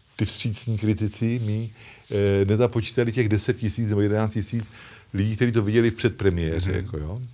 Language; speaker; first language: Czech; native; Czech